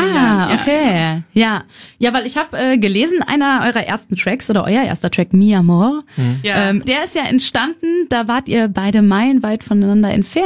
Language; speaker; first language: German; native; German